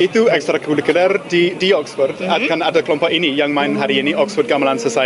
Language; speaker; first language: Indonesian; non-native, fluent; English